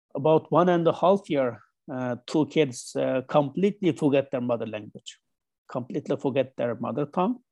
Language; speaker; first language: English; non-native, learner; Chinese